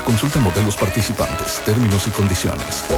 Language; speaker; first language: Spanish; native; Spanish